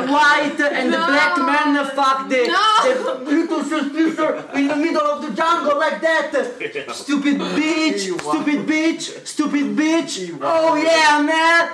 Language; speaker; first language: English; non-native, learner; Italian